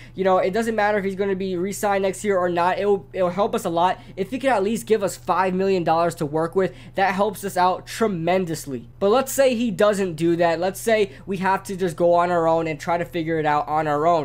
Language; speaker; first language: English; native; English